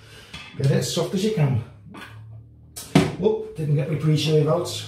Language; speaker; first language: English; native; English